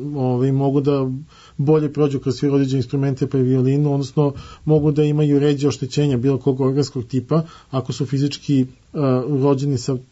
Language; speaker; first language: Serbian; native; Serbian